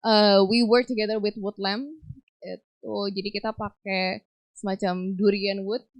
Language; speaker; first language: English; non-native, fluent; Indonesian